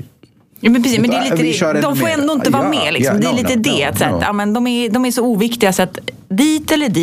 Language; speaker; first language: Swedish; native; Swedish